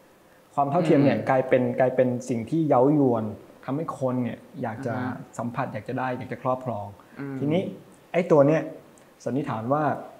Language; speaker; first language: Thai; native; Thai